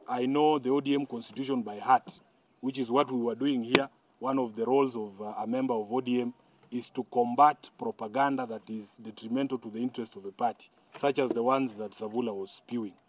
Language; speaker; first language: English; non-native, local second language; Luyia